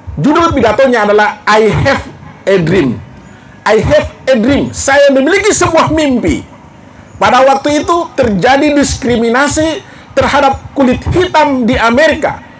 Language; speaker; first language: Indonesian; non-native, local second language; Batak Toba